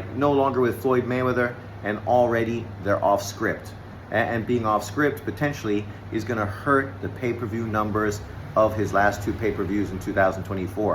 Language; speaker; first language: English; native; English